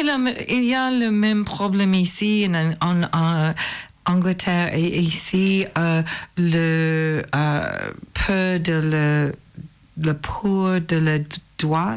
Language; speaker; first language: French; non-native, learner; English